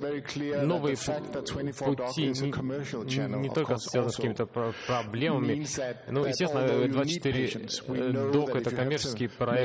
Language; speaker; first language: Russian; native; Russian